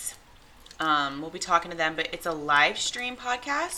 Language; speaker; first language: English; native; English